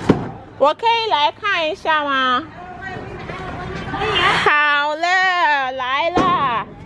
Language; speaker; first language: Chinese; non-native, learner; Igbo